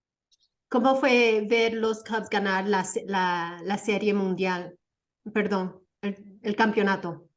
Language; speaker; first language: Spanish; early bilingual, heritage; Spanish